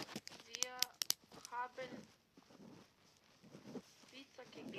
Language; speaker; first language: German; non-native, learner; Macedonian